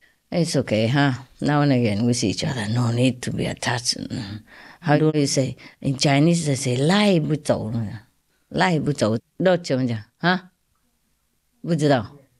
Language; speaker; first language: English; non-native, fluent; Vietnamese